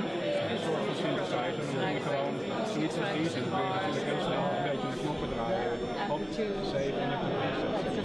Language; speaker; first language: Dutch; native; Dutch